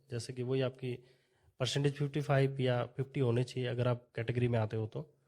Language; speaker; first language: Hindi; native; Hindi